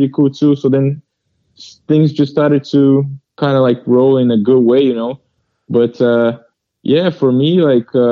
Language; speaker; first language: English; early bilingual, other home language; Portuguese